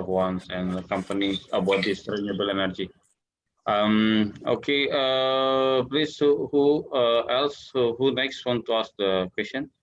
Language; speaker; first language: English; non-native, learner; Indonesian